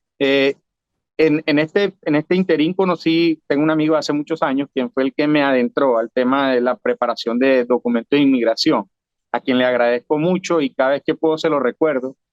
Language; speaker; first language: Spanish; native; Spanish